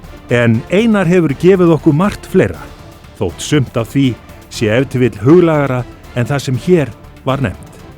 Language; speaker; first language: Icelandic; native; Icelandic